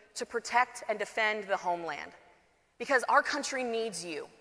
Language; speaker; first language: English; native; English